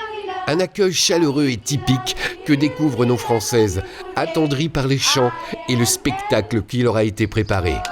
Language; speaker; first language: French; native; French